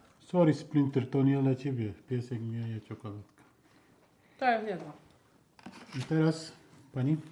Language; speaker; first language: Polish; non-native, learner; Turkish